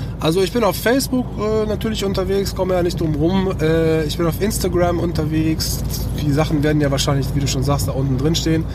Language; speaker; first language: German; early bilingual, other home language; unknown